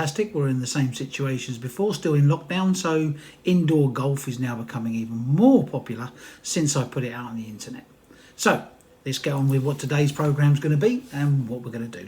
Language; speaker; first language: English; native; English